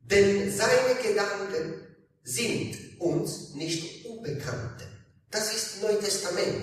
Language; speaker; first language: German; non-native, learner; Italian